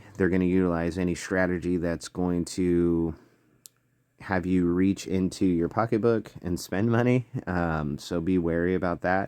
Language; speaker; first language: English; native; English